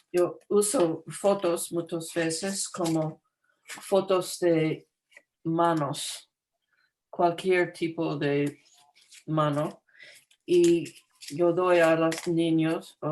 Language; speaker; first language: Spanish; non-native, fluent; English